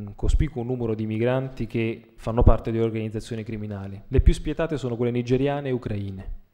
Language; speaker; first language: Italian; native; Italian